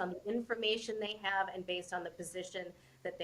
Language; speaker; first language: English; native; English